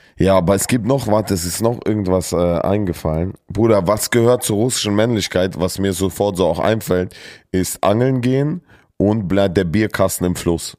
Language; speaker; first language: German; early bilingual, other home language; Russian